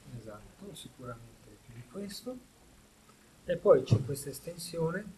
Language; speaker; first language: Italian; native; Italian